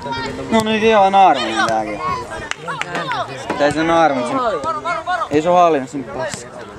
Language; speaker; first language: Finnish; native; Finnish